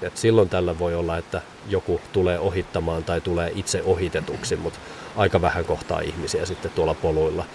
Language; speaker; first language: Finnish; native; Finnish